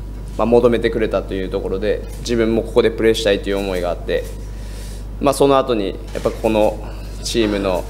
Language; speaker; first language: Japanese; native; Japanese